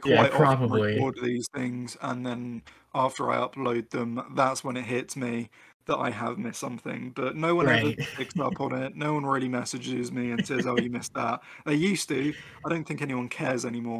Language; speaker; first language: English; native; English